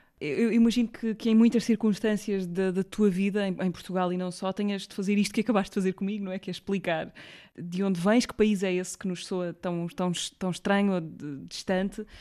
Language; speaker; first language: Portuguese; native; Portuguese